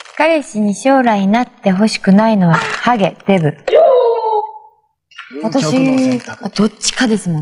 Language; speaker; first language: Japanese; native; Japanese